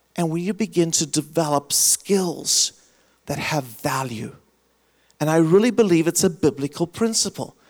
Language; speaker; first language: English; native; English